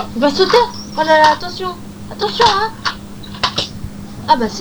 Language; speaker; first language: French; native; French